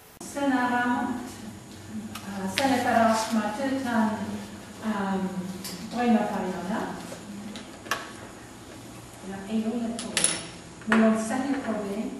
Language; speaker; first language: Estonian; non-native, learner; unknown